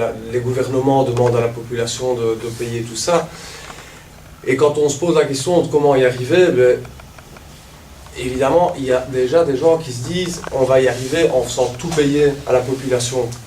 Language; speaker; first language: French; native; French